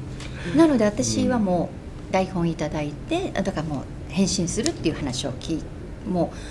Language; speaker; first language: Japanese; native; Japanese